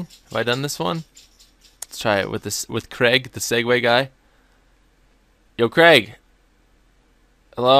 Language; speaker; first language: English; native; English